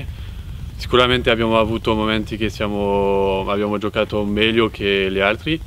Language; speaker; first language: Italian; non-native, fluent; French